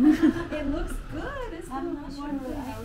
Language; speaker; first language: English; non-native, fluent; Turkish